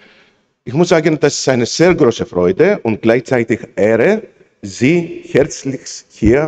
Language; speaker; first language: German; non-native, fluent; Greek